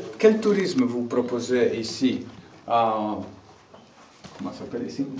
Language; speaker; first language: French; non-native, fluent; Italian